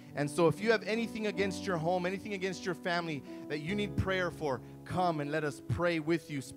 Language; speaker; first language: English; early bilingual, other home language; Spanish